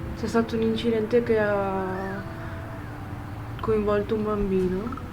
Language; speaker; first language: Italian; native; Italian